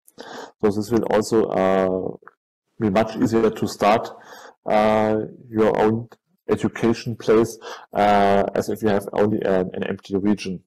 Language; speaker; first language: English; non-native, fluent; German